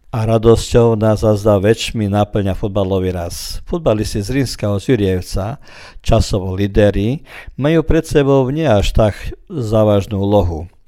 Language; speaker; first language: Slovak; early bilingual, heritage; Croatian